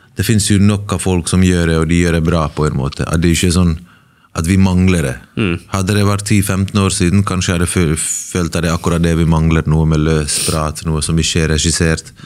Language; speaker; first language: Norwegian; early bilingual, other home language; Bosnian